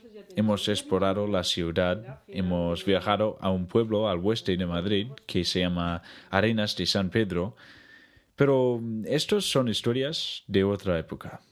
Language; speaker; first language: Spanish; non-native, learner; English